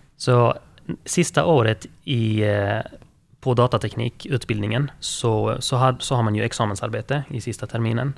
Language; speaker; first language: Swedish; early bilingual, other home language; Arabic